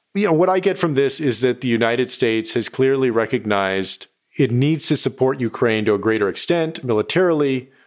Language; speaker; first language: English; native; English